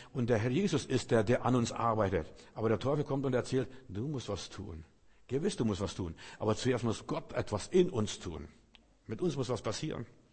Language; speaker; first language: German; non-native, fluent; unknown